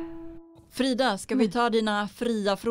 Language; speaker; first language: Swedish; native; Swedish